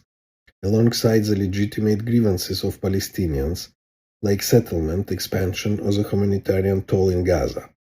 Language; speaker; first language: English; non-native, fluent; Hebrew